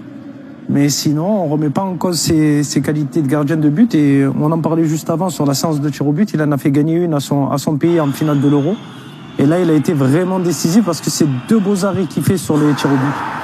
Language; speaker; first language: French; native; French